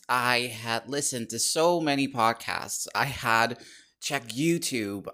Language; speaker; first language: English; non-native, fluent; Dutch